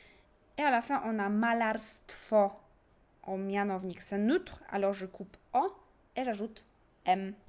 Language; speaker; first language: French; non-native, fluent; Polish